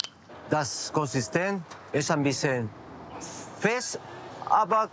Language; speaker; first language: German; non-native, learner; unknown